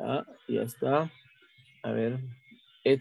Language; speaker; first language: Spanish; native; Spanish